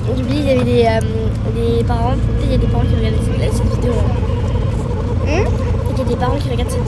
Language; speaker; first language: French; native; French